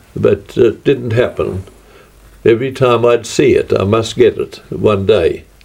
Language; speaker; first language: English; native; English